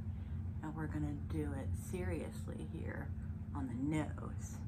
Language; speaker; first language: English; native; English